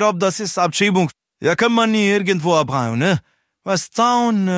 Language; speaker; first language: German; non-native, learner; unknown